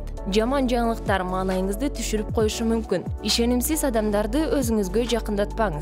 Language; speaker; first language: Kyrgyz; native; Kyrgyz